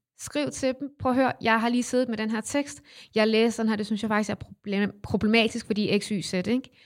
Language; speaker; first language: Danish; native; Danish